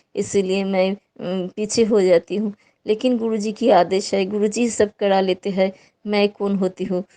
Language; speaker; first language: Hindi; non-native, local second language; Bangla